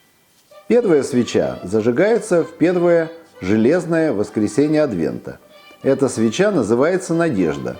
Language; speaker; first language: Russian; native; Russian